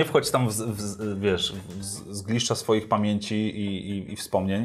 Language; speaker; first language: Polish; native; Polish